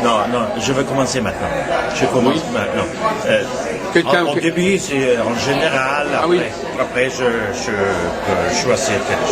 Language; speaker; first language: French; non-native, learner; Norwegian